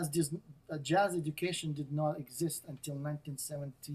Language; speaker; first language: English; non-native, fluent; Russian